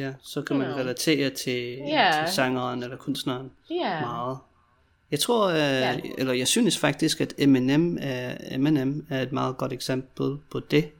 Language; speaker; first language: Danish; non-native, learner; English